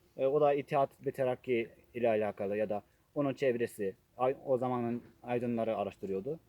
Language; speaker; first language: Turkish; non-native, fluent; Japanese